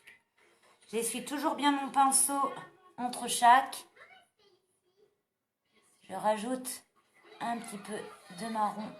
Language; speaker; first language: French; native; French